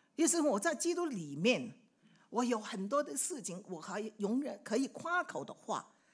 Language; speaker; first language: Chinese; non-native, local second language; Cantonese